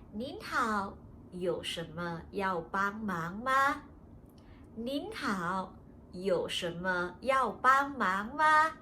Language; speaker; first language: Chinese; non-native, fluent; Thai